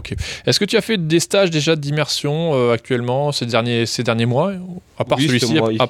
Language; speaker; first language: French; native; French